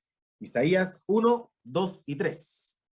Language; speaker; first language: Spanish; native; Spanish